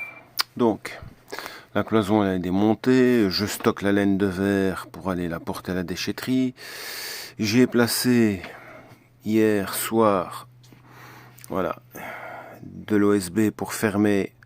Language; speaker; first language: French; native; French